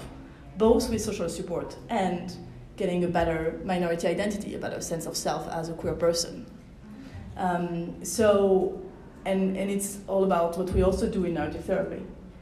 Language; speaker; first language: English; non-native, fluent; French